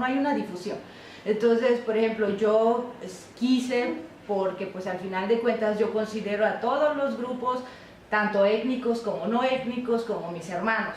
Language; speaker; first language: Spanish; non-native, local second language; Zapotec